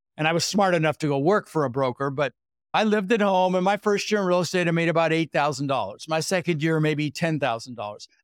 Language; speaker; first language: English; native; English